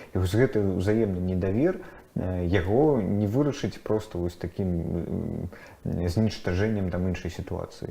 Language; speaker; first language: Belarusian; non-native, fluent; Russian